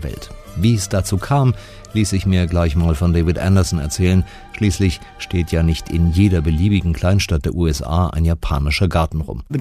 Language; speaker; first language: German; native; German